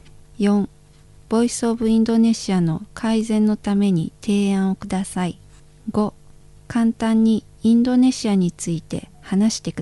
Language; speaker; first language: Japanese; non-native, fluent; Indonesian